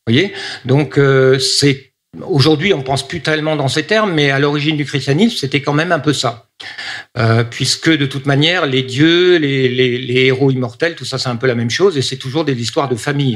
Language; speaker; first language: French; native; French